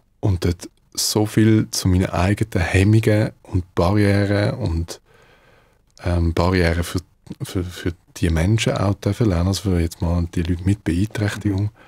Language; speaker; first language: German; early bilingual, other home language; Dutch